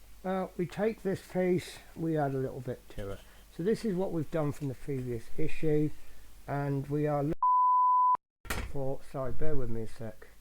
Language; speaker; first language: English; native; English